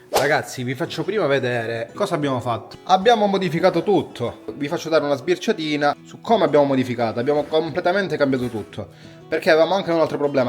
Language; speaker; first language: Italian; native; Italian